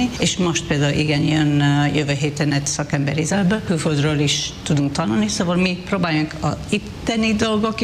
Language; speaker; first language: Hungarian; non-native, fluent; Hebrew